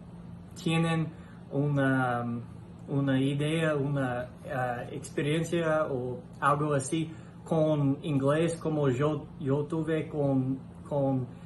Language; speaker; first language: Spanish; non-native, learner; English